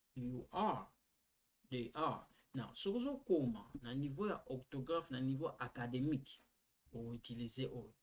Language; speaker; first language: French; non-native, local second language; Lingala